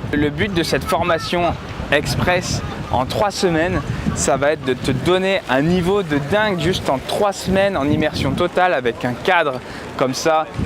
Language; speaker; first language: French; native; French